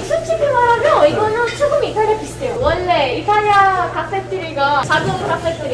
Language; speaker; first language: Korean; non-native, learner; Italian